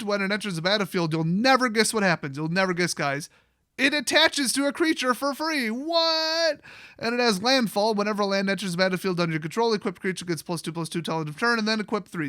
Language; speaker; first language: English; native; English